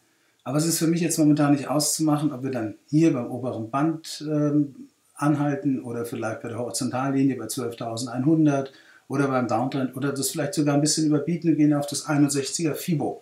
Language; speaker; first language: German; native; German